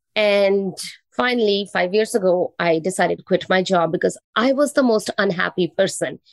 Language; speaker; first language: English; non-native, local second language; Hindi